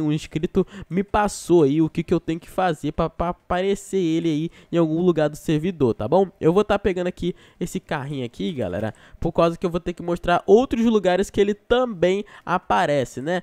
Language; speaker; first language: Portuguese; native; Portuguese